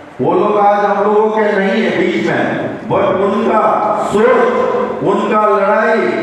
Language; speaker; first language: Hindi; non-native, local second language; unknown